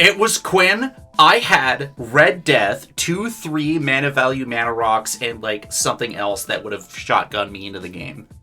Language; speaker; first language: English; native; English